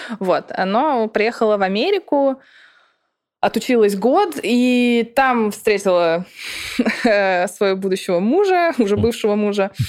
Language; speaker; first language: Russian; early bilingual, other home language; Serbian